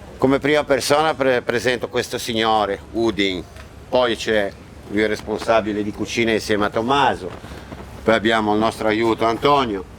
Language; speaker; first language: Italian; native; Italian